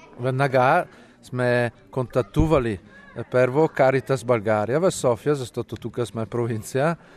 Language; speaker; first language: Bulgarian; non-native, fluent; Italian